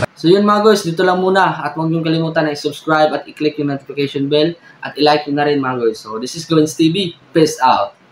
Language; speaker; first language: Filipino; non-native, local second language; Cebuano